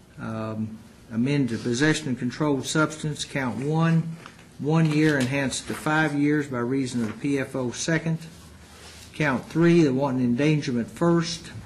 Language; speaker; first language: English; native; English